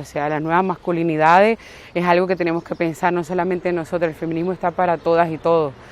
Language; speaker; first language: Spanish; native; Spanish